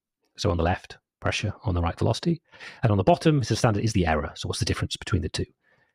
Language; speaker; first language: English; native; English